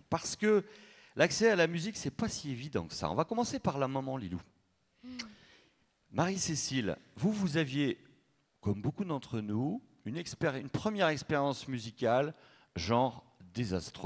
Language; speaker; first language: French; native; French